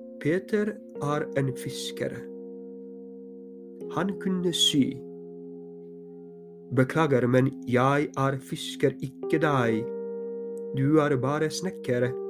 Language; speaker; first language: Norwegian; non-native, fluent; Polish